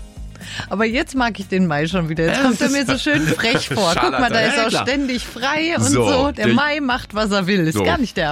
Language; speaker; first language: German; native; German